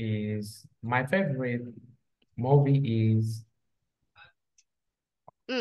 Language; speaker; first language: English; non-native, learner; Vietnamese